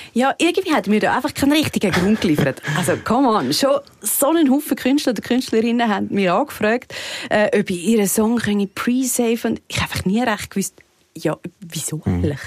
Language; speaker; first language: German; native; German